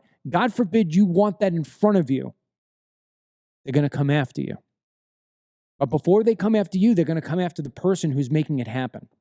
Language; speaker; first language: English; native; English